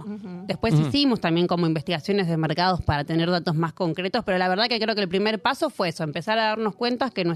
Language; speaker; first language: Spanish; native; Spanish